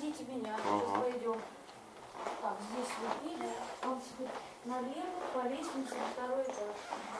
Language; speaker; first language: Russian; native; Russian